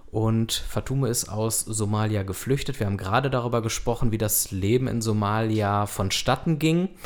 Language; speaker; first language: German; native; German